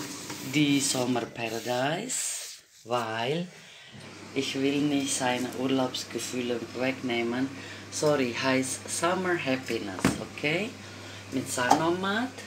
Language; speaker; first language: German; non-native, fluent; Croatian